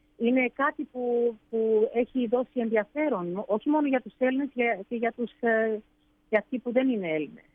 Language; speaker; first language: Greek; early bilingual, heritage; English